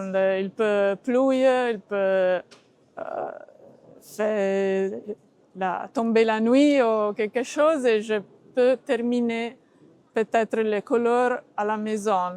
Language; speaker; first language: French; non-native, learner; Italian